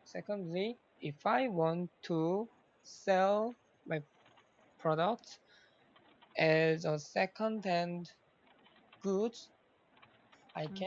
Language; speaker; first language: English; non-native, learner; Korean